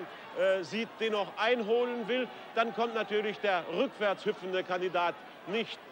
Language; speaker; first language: German; native; German